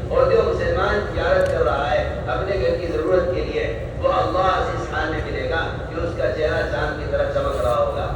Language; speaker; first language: Urdu; native; Urdu